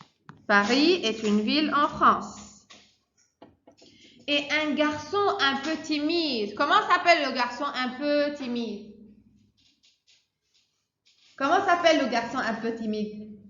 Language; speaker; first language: French; non-native, fluent; Arabic